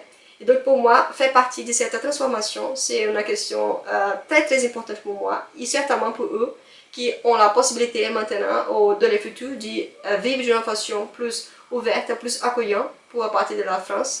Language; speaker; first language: French; non-native, fluent; Portuguese